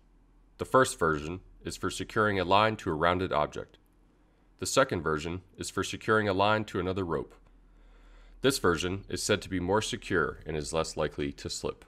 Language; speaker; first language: English; native; English